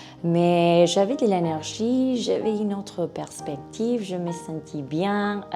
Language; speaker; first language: French; non-native, learner; Spanish